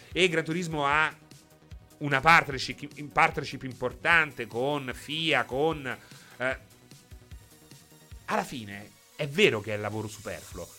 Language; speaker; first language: Italian; native; Italian